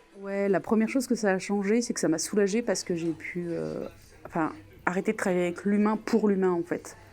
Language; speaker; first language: French; native; French